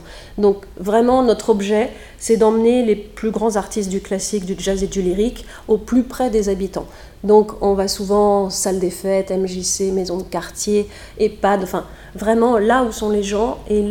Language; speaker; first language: French; native; French